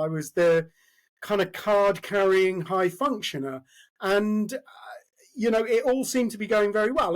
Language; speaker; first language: English; native; English